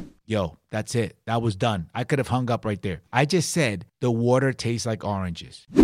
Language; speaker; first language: English; early bilingual, other home language; Spanish